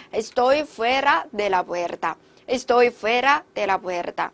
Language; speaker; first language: Spanish; non-native, fluent; Chinese